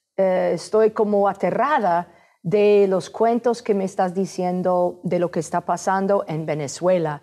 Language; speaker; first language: Spanish; non-native, fluent; English